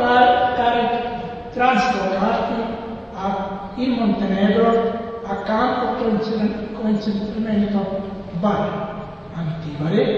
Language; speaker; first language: Italian; non-native, learner; Serbian